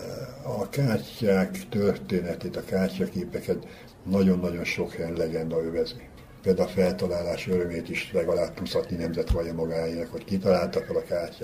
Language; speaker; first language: Hungarian; native; Hungarian